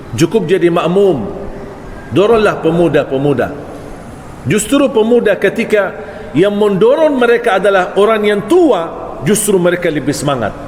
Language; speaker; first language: Malay; non-native, fluent; Arabic